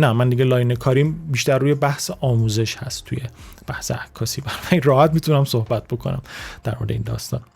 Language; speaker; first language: Persian; native; Persian